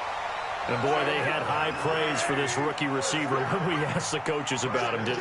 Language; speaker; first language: English; native; English